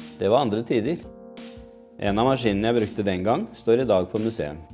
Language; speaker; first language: Norwegian; native; Norwegian